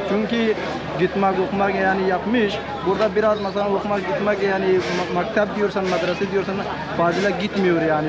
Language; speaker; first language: Turkish; non-native, learner; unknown